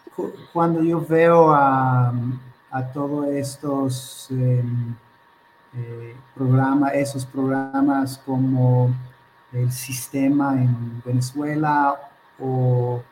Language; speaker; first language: Spanish; non-native, fluent; Hebrew